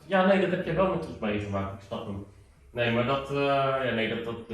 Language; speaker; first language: Dutch; native; Dutch